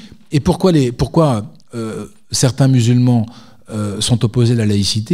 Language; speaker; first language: French; native; French